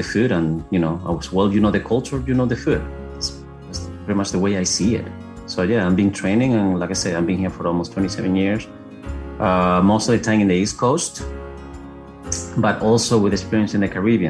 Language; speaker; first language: English; non-native, fluent; Spanish